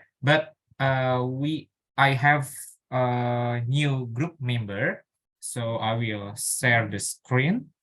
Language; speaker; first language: English; non-native, learner; Indonesian